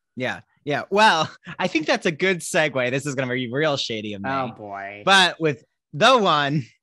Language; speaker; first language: English; native; English